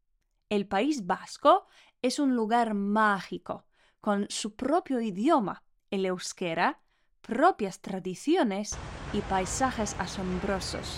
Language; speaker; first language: Spanish; non-native, fluent; Polish